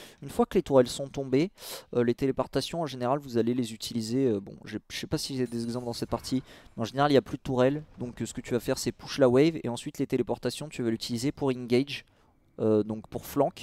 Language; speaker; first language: French; native; French